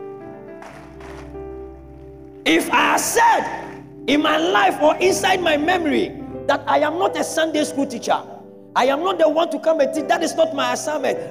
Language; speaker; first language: English; non-native, local second language; Akan